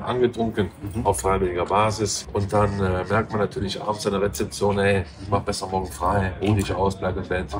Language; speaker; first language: German; native; German